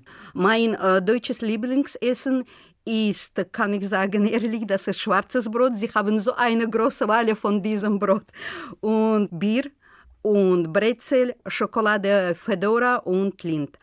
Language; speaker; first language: German; non-native, fluent; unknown